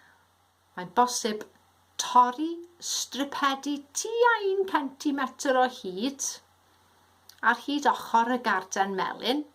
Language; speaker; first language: Welsh; native; Welsh